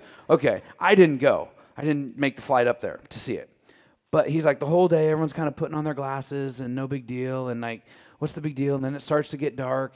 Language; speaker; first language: English; native; English